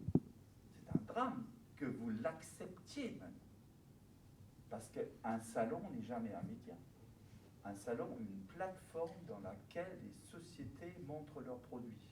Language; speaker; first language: French; non-native, fluent; German